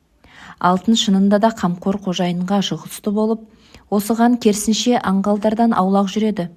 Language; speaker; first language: Kazakh; native; Kazakh